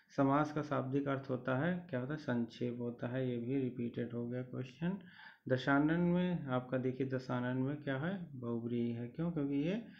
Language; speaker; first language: Hindi; native; Hindi